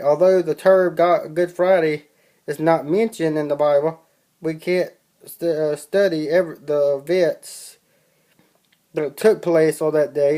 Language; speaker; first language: English; native; English